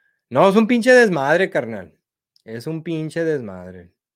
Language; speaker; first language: Spanish; early bilingual, heritage; Spanish